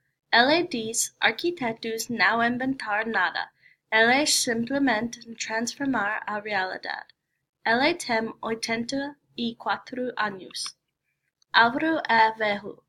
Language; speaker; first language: Portuguese; non-native, learner; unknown